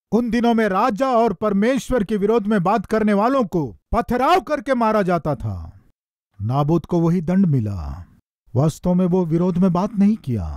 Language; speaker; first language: Hindi; non-native, local second language; Telugu